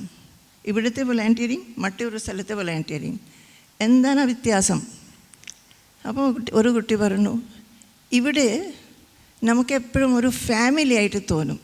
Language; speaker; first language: Malayalam; non-native, fluent; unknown